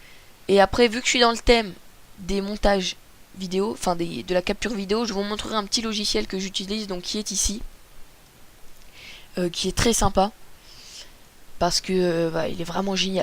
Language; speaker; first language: French; native; French